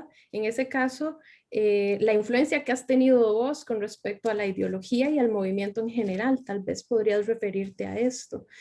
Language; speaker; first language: Spanish; native; Spanish